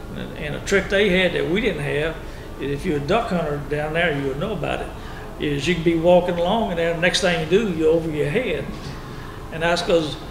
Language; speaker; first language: English; native; English